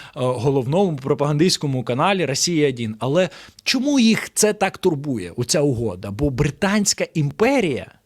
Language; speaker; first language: Ukrainian; non-native, local second language; Russian